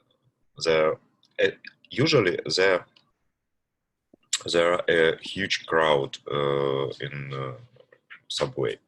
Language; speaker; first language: English; non-native, learner; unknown